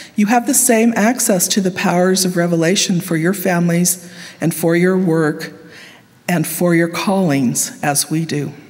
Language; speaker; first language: English; native; English